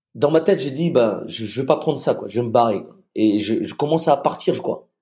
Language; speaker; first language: French; native; French